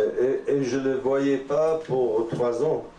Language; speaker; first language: French; non-native, fluent; English